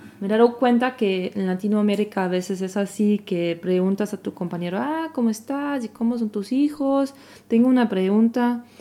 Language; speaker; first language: Spanish; non-native, fluent; German